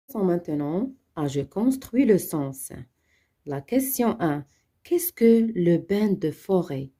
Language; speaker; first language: French; non-native, local second language; Arabic